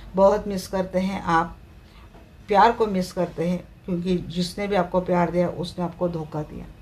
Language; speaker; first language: Hindi; non-native, local second language; Marathi